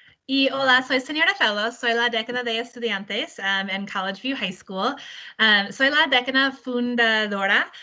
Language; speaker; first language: Spanish; non-native, learner; English